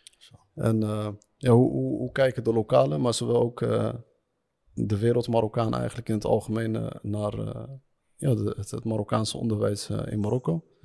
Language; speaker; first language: Dutch; early bilingual, other home language; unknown